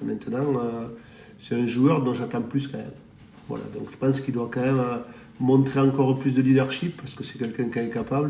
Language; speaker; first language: French; native; French